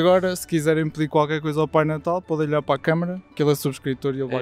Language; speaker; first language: Portuguese; native; Portuguese